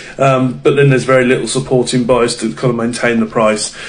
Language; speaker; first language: English; native; English